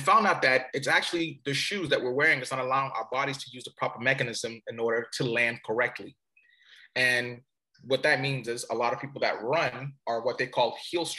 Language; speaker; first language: English; early bilingual, other home language; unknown